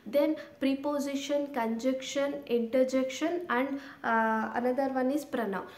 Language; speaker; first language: English; non-native, local second language; Kannada